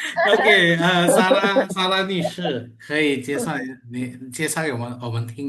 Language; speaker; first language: Chinese; non-native, fluent; Indonesian